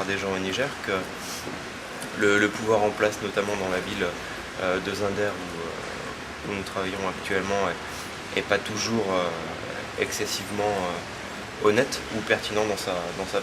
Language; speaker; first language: French; native; French